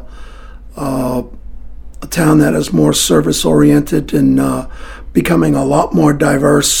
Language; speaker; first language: English; early bilingual, other home language; French